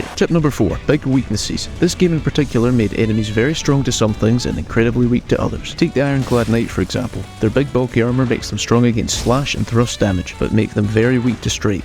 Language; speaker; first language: English; native; English